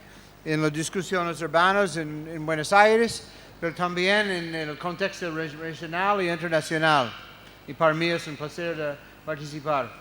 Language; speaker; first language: Spanish; non-native, fluent; English